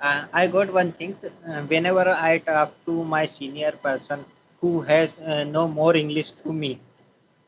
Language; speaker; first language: English; non-native, learner; Hindi